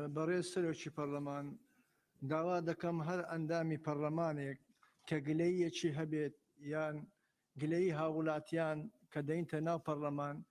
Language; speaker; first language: Central Kurdish; non-native, local second language; Azerbaijani